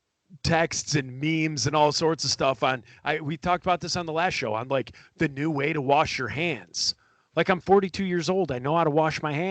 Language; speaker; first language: English; native; English